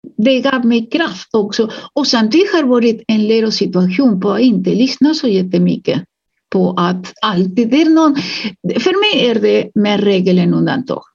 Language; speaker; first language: Swedish; non-native, fluent; Spanish